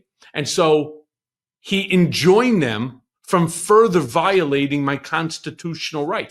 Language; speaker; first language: English; native; English